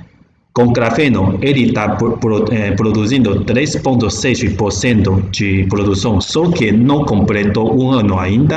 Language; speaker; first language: Portuguese; non-native, learner; Chinese